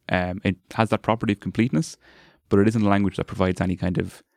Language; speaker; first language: English; native; English